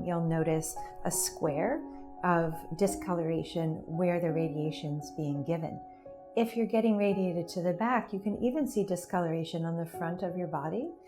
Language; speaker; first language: English; native; English